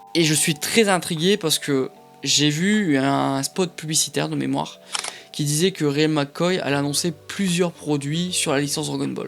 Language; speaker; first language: French; native; French